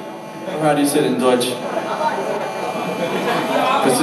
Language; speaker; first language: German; non-native, learner; Dutch